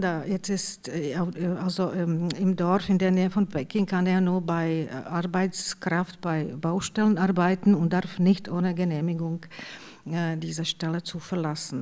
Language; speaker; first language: German; non-native, fluent; Czech